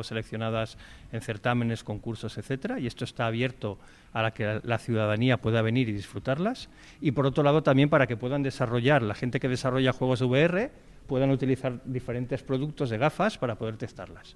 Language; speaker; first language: Spanish; native; Spanish